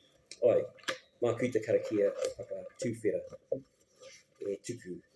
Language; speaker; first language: Māori; non-native, local second language; English